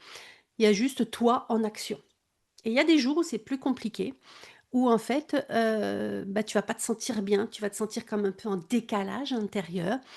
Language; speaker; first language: French; native; French